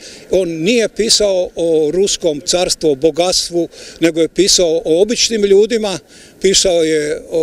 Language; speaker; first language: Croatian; early bilingual, other home language; Ukrainian